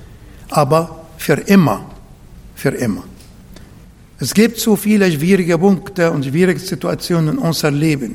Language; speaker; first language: German; non-native, learner; Arabic